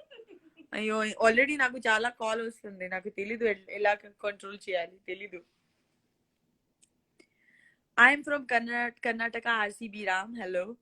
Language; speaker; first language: Telugu; non-native, learner; Gujarati